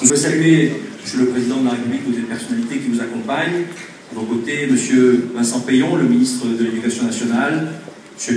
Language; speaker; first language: French; native; French